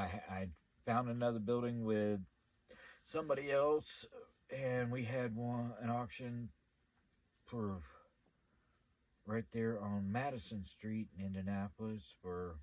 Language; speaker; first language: English; native; English